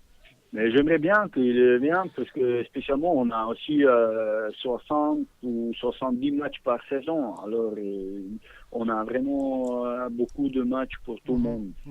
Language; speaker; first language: French; non-native, fluent; Bosnian